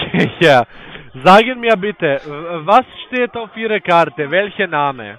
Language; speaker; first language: German; non-native, learner; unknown